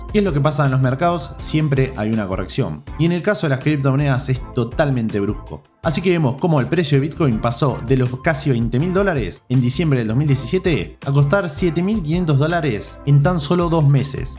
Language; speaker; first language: Spanish; native; Spanish